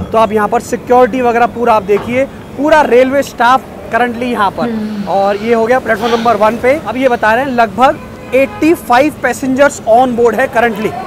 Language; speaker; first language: Hindi; native; Hindi